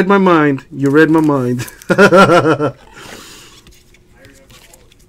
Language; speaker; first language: English; native; English